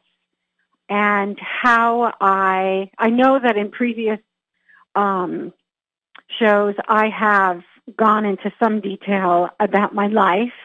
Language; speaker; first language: English; native; English